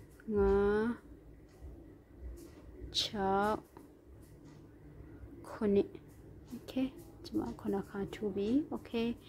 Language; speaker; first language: Burmese; non-native, local second language; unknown